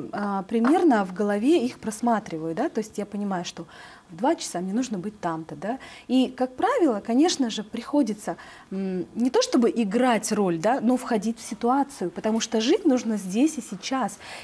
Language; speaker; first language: Russian; native; Russian